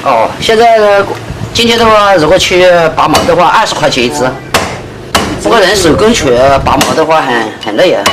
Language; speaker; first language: Chinese; native; Chinese